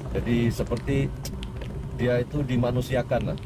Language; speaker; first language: Malay; non-native, local second language; Javanese